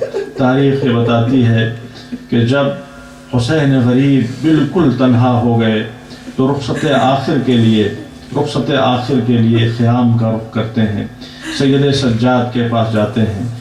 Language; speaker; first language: Urdu; native; Urdu